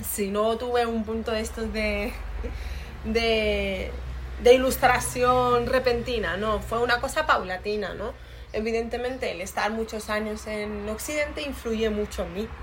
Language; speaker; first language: Spanish; early bilingual, other home language; Arabic